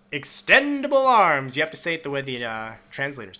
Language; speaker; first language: English; native; English